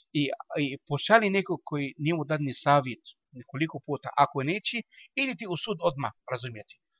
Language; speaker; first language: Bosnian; non-native, learner; Arabic